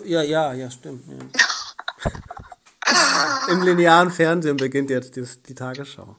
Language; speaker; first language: German; native; German